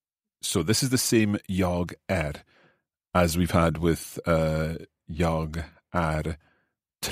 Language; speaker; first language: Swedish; non-native, learner; English